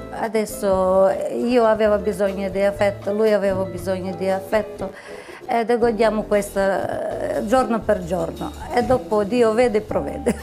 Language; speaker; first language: Italian; non-native, learner; Ukrainian